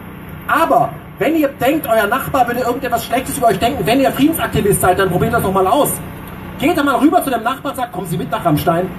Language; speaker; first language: German; native; German